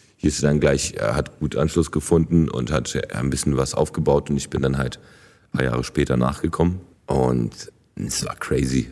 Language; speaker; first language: German; early bilingual, other home language; Polish